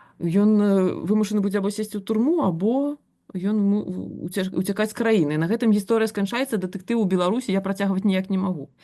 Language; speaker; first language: Belarusian; non-native, local second language; Russian